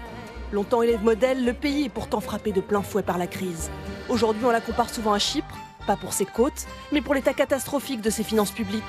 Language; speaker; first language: French; native; French